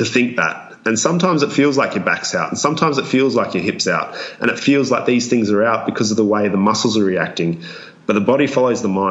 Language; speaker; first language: English; native; English